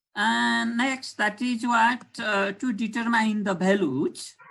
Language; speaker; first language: English; non-native, local second language; Nepali